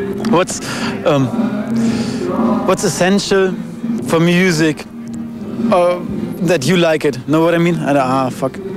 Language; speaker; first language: English; non-native, fluent; German